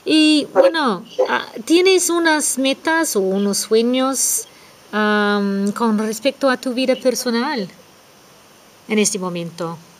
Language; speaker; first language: Spanish; non-native, fluent; English